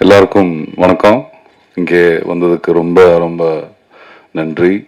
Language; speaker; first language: Tamil; non-native, local second language; Malayalam